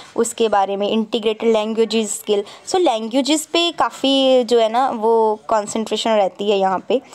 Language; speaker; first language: Hindi; non-native, local second language; Punjabi